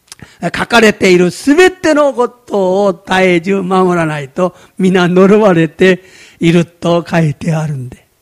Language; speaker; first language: Japanese; non-native, fluent; Korean